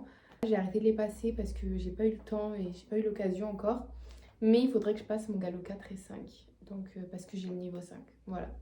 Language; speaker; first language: French; native; French